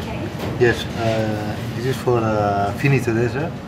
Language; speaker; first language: English; non-native, learner; Spanish